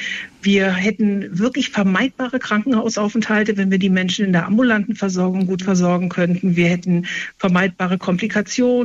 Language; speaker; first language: German; native; German